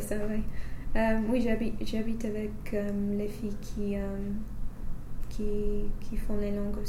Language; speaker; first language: French; non-native, fluent; English